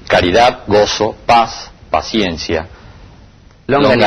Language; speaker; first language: Spanish; native; Spanish